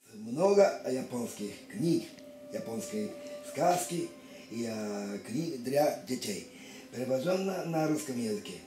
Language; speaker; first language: Russian; non-native, learner; Japanese